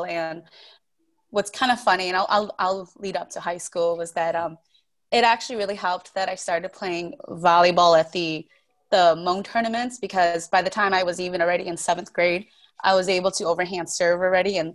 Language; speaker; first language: English; native; English